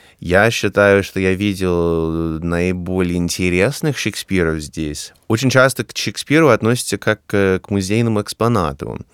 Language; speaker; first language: Russian; non-native, fluent; English